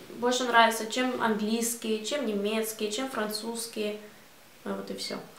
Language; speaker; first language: Russian; early bilingual, heritage; Russian